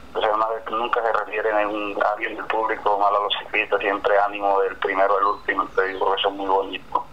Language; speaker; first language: Spanish; native; Spanish